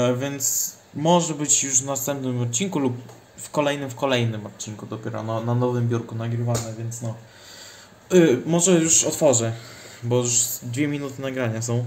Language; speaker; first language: Polish; native; Polish